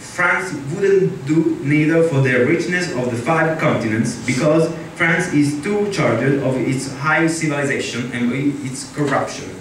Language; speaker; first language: English; non-native, fluent; Italian